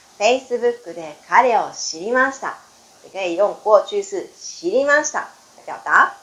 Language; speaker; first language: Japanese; non-native, fluent; Chinese